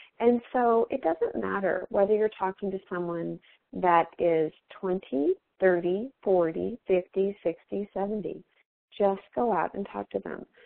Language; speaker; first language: English; native; English